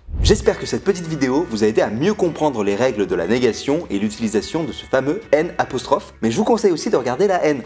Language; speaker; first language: French; native; French